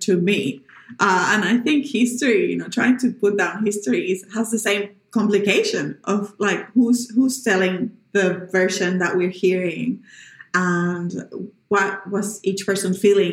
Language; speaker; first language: English; non-native, fluent; Spanish